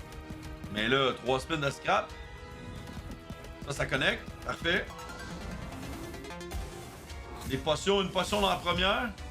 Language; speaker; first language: French; native; French